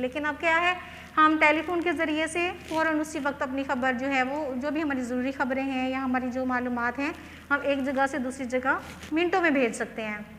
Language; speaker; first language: Hindi; non-native, local second language; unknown